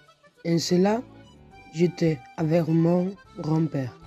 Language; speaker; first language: French; non-native, learner; Spanish